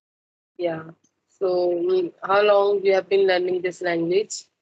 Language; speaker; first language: English; non-native, local second language; Hindi